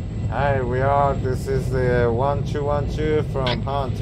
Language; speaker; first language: English; non-native, learner; Spanish